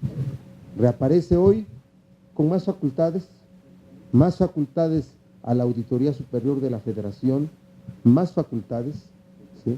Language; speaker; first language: Spanish; native; Spanish